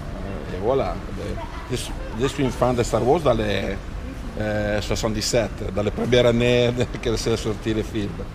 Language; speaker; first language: French; non-native, fluent; Italian